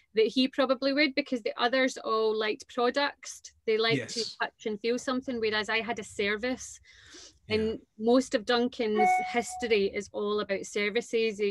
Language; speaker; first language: English; native; English